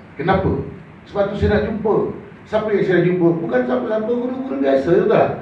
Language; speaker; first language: Malay; native; Malay